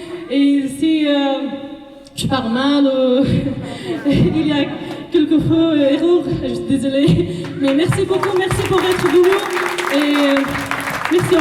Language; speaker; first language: French; non-native, learner; Persian